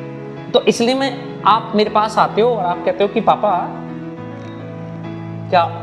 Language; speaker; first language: Hindi; native; Hindi